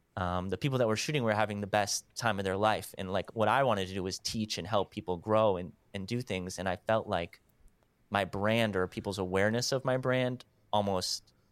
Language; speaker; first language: English; native; English